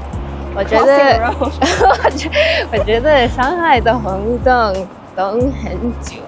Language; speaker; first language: Chinese; non-native, learner; English